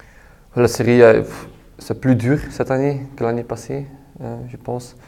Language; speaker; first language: French; non-native, local second language; Dutch